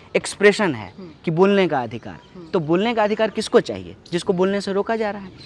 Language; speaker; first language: Hindi; native; Hindi